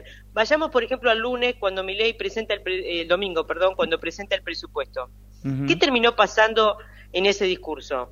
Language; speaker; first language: Spanish; native; Spanish